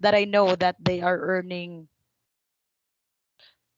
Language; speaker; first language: English; non-native, fluent; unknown